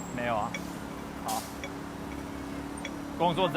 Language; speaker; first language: Chinese; non-native, fluent; English